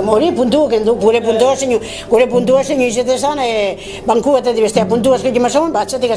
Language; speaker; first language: Basque; native; Basque